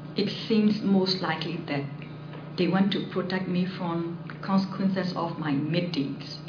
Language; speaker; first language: English; non-native, fluent; Burmese